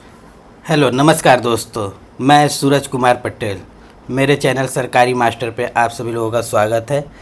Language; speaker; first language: Hindi; native; Hindi